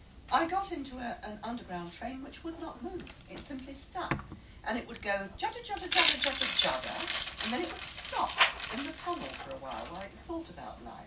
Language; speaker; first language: English; native; English